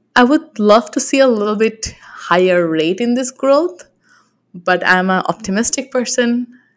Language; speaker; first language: English; non-native, local second language; Bangla